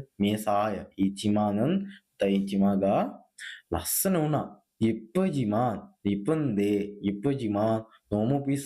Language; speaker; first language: Korean; non-native, fluent; Sinhala